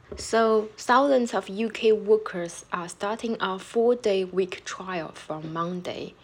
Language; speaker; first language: English; non-native, fluent; Chinese